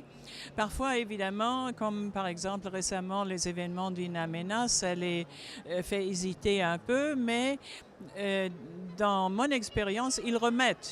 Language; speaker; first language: French; non-native, fluent; German